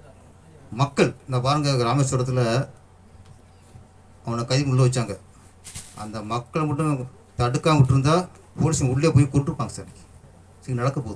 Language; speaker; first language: Tamil; native; Tamil